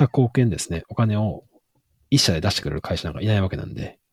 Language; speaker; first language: Japanese; native; Japanese